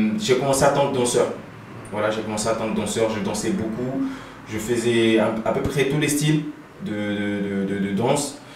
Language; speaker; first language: French; early bilingual, other home language; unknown